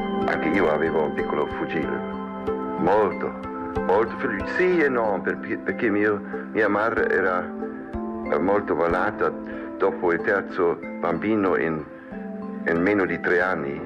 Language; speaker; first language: Italian; non-native, learner; French